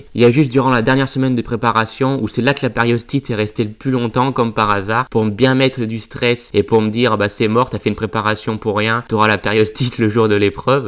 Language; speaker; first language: French; native; French